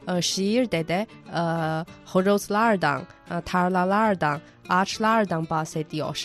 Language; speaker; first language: Turkish; non-native, fluent; Chinese